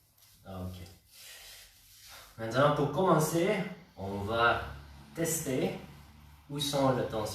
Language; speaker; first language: French; non-native, learner; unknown